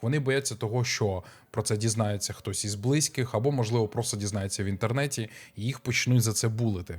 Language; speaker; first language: Ukrainian; native; Ukrainian